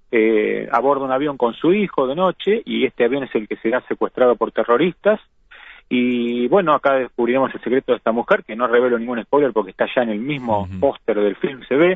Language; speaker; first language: Spanish; native; Spanish